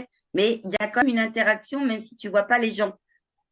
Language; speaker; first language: French; native; French